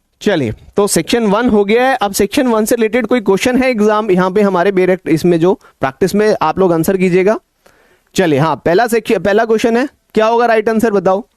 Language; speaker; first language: Hindi; native; Hindi